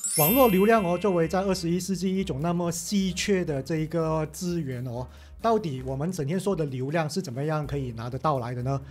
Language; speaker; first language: Chinese; native; Chinese